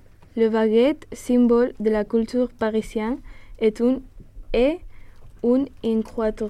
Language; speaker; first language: French; non-native, learner; Spanish